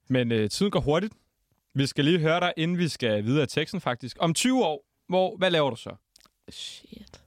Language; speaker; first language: Danish; native; Danish